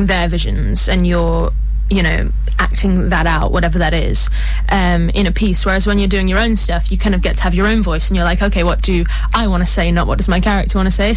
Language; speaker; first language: English; native; English